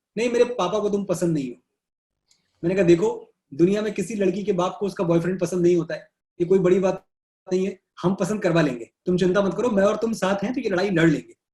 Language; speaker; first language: Hindi; native; Hindi